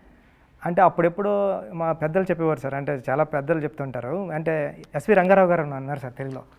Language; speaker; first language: Telugu; native; Telugu